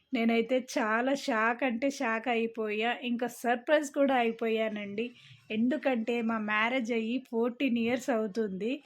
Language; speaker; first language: Telugu; non-native, local second language; Lambadi